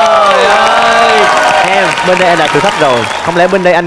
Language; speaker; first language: Vietnamese; native; Vietnamese